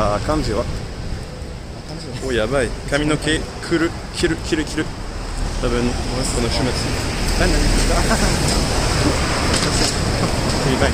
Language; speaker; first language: Japanese; non-native, fluent; French